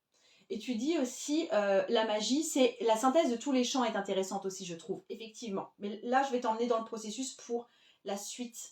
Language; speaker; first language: French; native; French